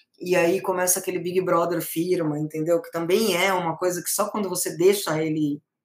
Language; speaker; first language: Portuguese; early bilingual, other home language; Spanish